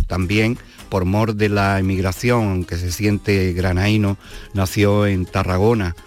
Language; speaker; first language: Spanish; native; Spanish